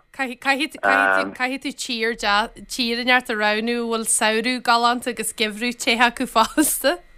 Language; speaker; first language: Irish; native; Irish